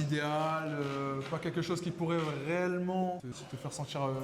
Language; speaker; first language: French; native; French